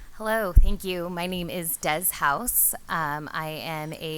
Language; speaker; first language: English; native; English